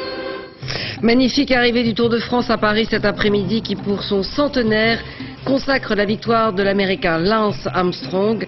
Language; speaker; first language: French; native; French